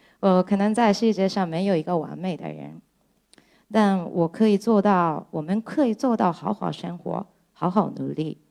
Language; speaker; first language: Chinese; non-native, fluent; Japanese